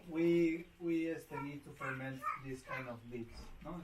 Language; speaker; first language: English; non-native, learner; Spanish